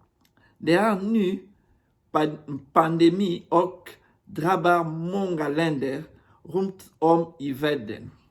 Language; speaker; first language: Swedish; non-native, learner; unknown